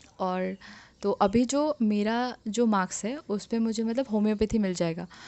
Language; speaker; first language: Hindi; non-native, local second language; Assamese